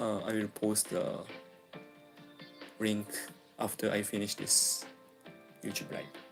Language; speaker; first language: English; non-native, local second language; Filipino